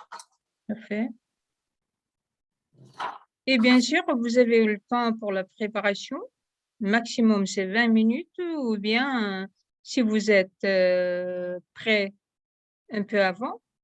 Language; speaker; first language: French; non-native, fluent; Russian